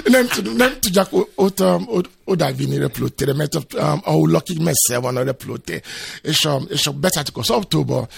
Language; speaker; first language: Hungarian; non-native, fluent; Yoruba